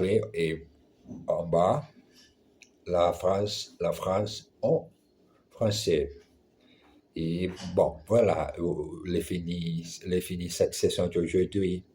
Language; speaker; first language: French; non-native, learner; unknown